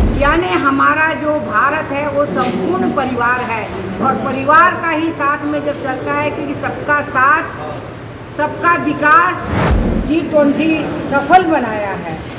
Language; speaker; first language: Hindi; native; Hindi